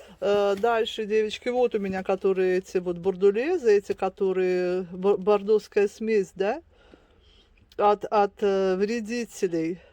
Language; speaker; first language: Russian; native; Russian